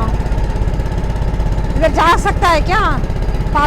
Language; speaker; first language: Hindi; non-native, local second language; Tamil